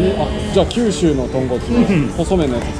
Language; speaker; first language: Japanese; native; Japanese